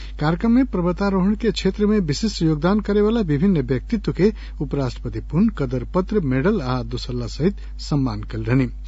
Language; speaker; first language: Bhojpuri; non-native, local second language; Nepali